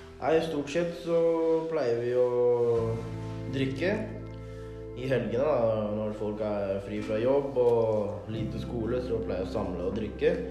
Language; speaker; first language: Norwegian; early bilingual, other home language; Thai